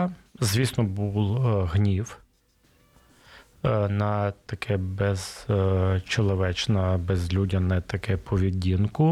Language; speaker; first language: Ukrainian; non-native, local second language; Russian